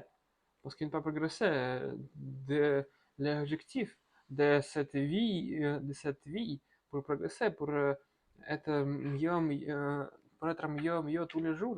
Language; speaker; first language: French; non-native, learner; Russian